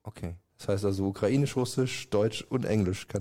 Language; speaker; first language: German; native; German